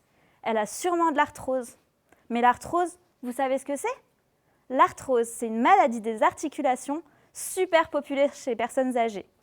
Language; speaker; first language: French; native; French